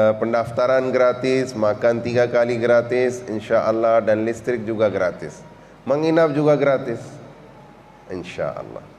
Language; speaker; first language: Indonesian; non-native, learner; Urdu